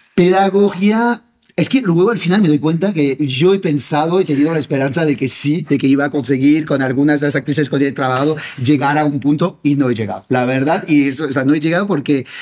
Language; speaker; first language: Spanish; non-native, fluent; French